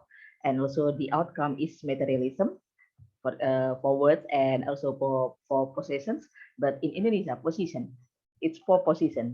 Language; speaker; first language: English; non-native, fluent; Indonesian